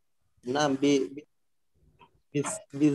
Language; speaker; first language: Arabic; non-native, learner; Indonesian